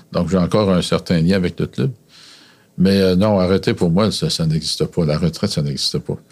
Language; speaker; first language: French; native; French